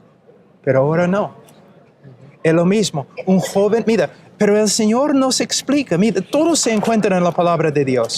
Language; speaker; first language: Spanish; non-native, fluent; English